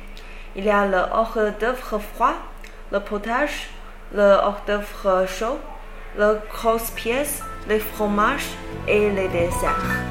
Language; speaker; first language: French; non-native, learner; Chinese